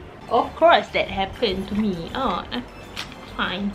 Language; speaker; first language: English; non-native, local second language; Malay